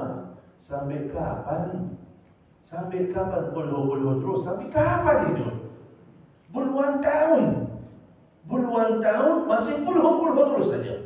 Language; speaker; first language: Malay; non-native, fluent; Arabic